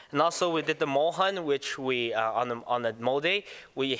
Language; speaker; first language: English; non-native, local second language; Cantonese